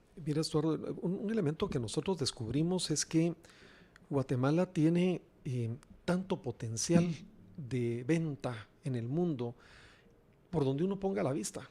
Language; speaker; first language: Spanish; native; Spanish